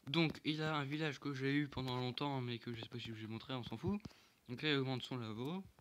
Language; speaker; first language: French; native; French